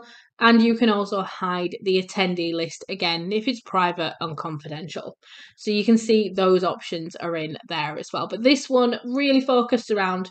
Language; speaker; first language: English; native; English